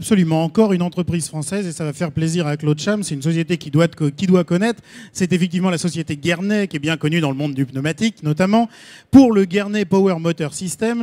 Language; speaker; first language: French; native; French